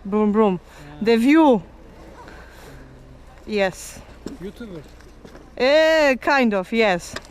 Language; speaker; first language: English; non-native, learner; Polish